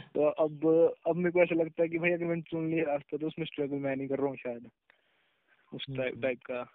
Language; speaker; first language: Hindi; native; Hindi